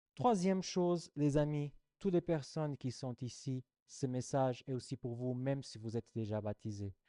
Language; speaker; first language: French; non-native, fluent; Portuguese